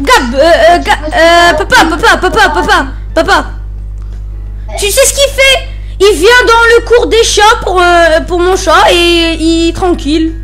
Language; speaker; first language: French; native; French